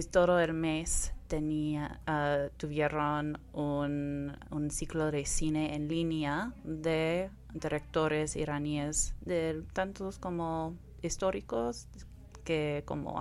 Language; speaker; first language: Spanish; non-native, fluent; English